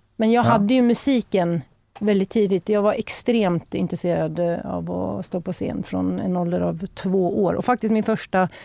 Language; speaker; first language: Norwegian; non-native, fluent; Swedish